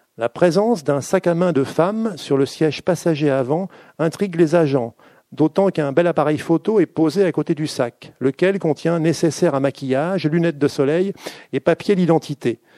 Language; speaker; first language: French; native; French